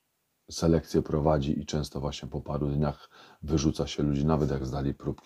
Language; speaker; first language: Polish; native; Polish